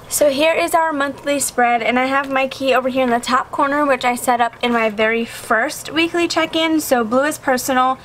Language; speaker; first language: English; native; English